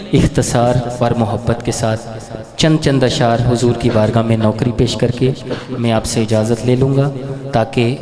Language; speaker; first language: Urdu; non-native, local second language; Punjabi